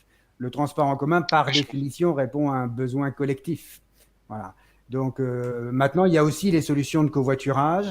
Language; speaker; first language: French; native; French